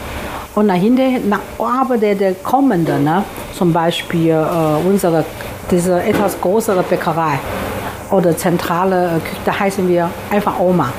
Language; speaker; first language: German; non-native, fluent; Chinese